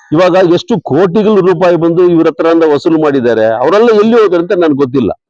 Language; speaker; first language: Kannada; non-native, local second language; Tamil